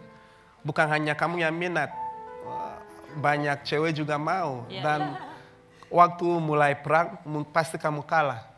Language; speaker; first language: Indonesian; non-native, fluent; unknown